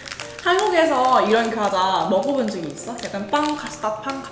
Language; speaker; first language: Korean; non-native, fluent; Thai